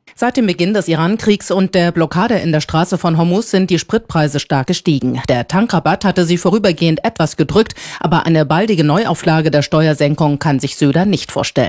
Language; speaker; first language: German; native; German